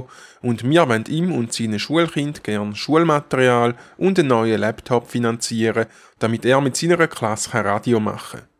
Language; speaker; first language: German; native; German